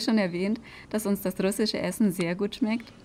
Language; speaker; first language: German; native; German